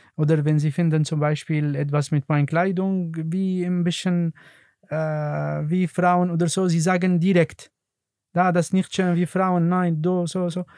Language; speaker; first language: German; non-native, learner; Arabic